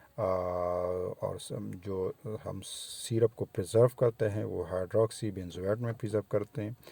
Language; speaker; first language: Urdu; non-native, local second language; Pashto